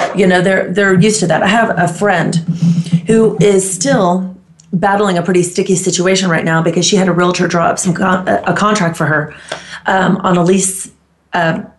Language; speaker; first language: English; non-native, fluent; Greek